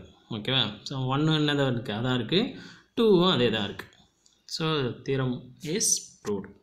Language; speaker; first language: Tamil; native; Tamil